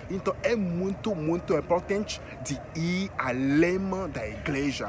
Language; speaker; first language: Portuguese; non-native, fluent; French